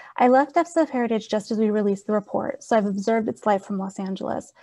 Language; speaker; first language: English; native; English